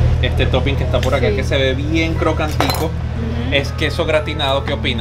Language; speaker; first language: Spanish; native; Spanish